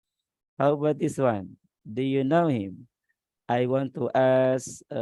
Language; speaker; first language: English; non-native, learner; Indonesian